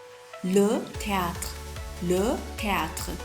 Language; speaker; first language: French; non-native, fluent; Amharic